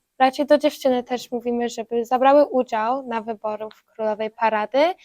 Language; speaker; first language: Polish; early bilingual, heritage; Polish